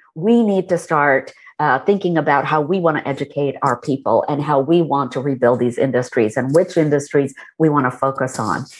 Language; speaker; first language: English; early bilingual, other home language; Hindi